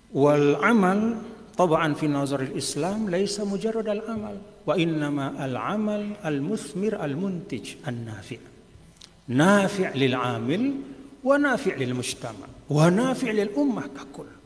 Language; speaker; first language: Arabic; non-native, fluent; Sasak